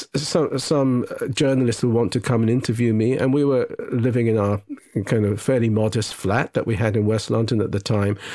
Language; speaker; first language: English; non-native, local second language; Japanese